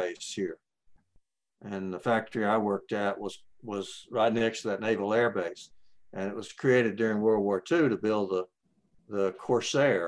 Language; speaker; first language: English; native; English